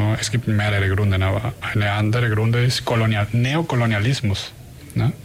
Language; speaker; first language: German; non-native, learner; Spanish